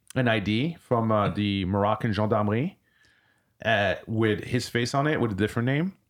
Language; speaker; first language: English; early bilingual, other home language; French